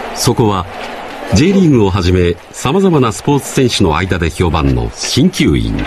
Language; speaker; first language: Japanese; native; Japanese